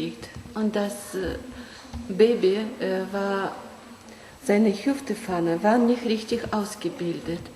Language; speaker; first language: German; non-native, learner; Korean